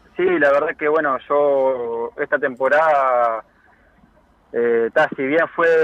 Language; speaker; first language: Spanish; native; Spanish